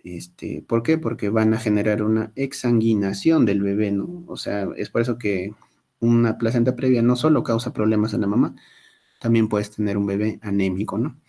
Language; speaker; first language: Spanish; native; Spanish